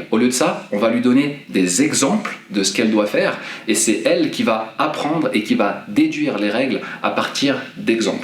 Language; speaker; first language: French; native; French